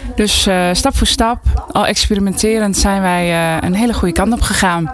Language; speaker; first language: Dutch; native; Dutch